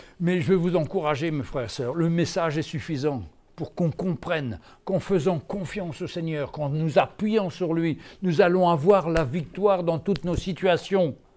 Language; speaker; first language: French; native; French